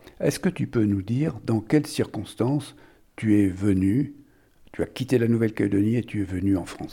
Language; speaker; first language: French; native; French